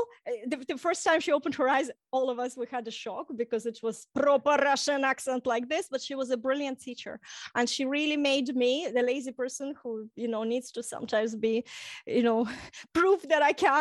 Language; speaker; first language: English; non-native, fluent; Russian